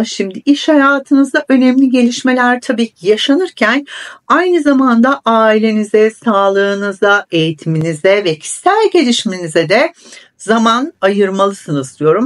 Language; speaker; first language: Turkish; native; Turkish